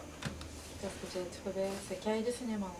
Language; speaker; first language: French; non-native, fluent; Japanese